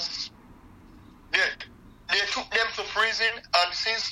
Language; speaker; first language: English; non-native, local second language; Krio